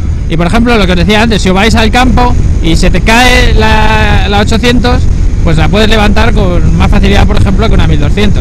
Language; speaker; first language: Spanish; native; Spanish